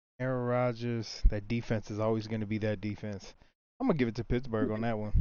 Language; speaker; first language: English; native; English